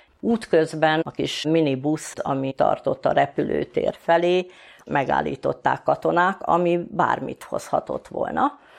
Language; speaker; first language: Hungarian; native; Hungarian